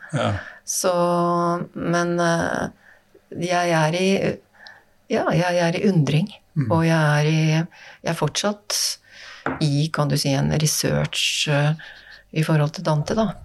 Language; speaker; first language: Norwegian; native; Norwegian